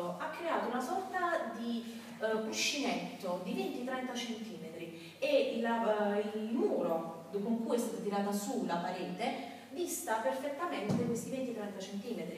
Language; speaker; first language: Italian; native; Italian